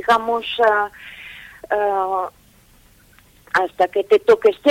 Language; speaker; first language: Spanish; non-native, fluent; Ukrainian